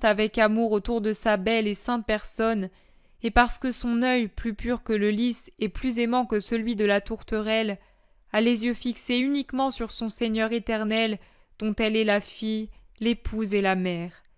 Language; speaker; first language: French; native; French